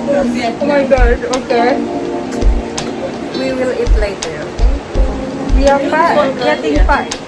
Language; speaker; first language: English; non-native, learner; Indonesian